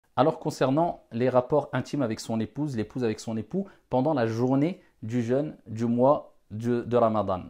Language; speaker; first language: French; non-native, local second language; Wolof